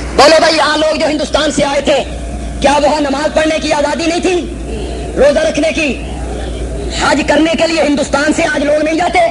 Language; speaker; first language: Urdu; non-native, local second language; Punjabi